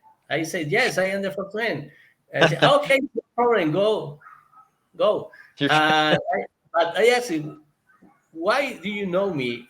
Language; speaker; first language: English; non-native, learner; Spanish